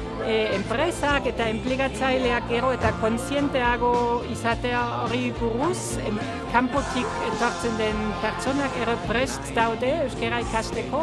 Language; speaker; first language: Basque; non-native, fluent; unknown